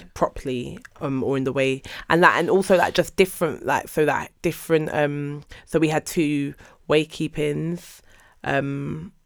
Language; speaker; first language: English; early bilingual, other home language; Yoruba